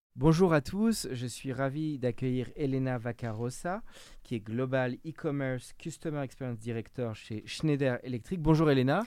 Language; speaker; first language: French; native; French